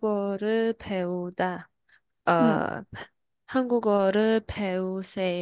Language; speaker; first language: Korean; non-native, learner; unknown